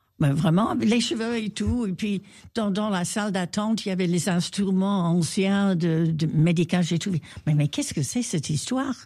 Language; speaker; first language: French; non-native, fluent; English